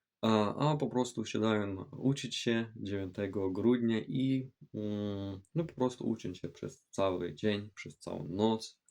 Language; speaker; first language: Polish; non-native, fluent; Ukrainian